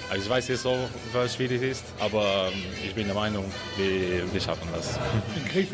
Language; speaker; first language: German; non-native, learner; Portuguese